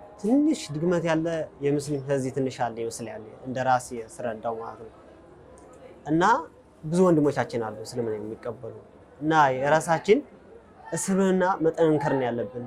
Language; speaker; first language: Amharic; non-native, local second language; Tigrinya